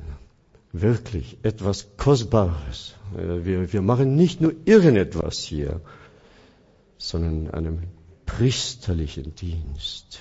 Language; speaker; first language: German; non-native, fluent; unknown